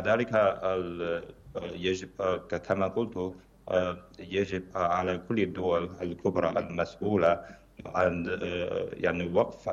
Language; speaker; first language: Arabic; non-native, fluent; Chinese